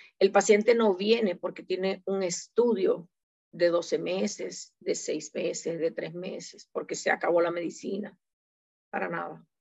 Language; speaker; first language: Spanish; native; Spanish